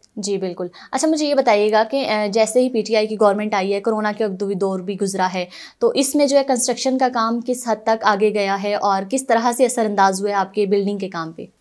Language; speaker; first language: Urdu; native; Urdu